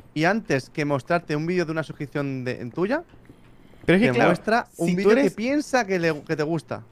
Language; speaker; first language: Spanish; native; Spanish